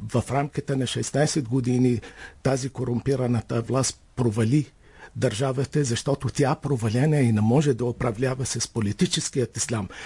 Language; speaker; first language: Bulgarian; non-native, fluent; Arabic